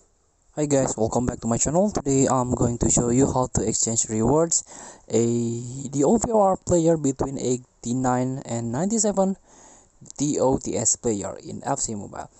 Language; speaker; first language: English; non-native, learner; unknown